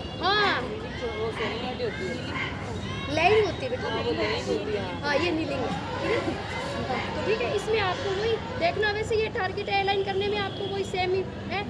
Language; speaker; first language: Hindi; native; Hindi